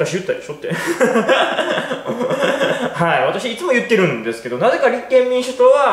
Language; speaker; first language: Japanese; native; Japanese